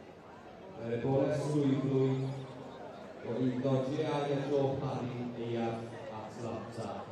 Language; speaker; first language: Welsh; native; Welsh